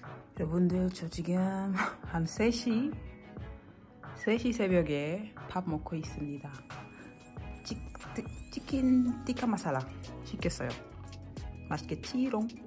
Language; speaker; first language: Korean; non-native, fluent; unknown